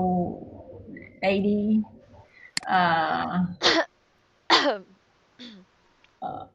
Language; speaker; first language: English; non-native, learner; Vietnamese